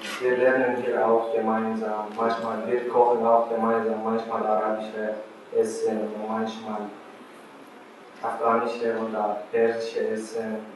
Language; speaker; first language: German; non-native, learner; Arabic